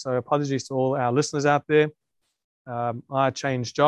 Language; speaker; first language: English; native; English